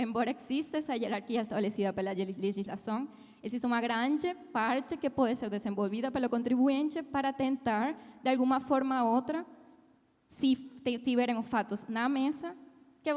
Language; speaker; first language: Portuguese; non-native, fluent; Spanish